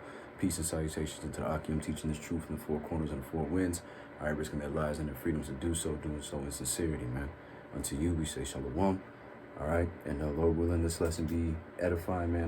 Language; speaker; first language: English; native; English